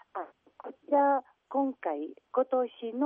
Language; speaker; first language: Japanese; non-native, learner; Catalan